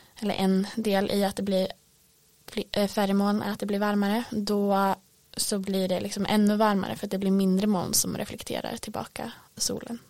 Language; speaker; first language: Swedish; native; Swedish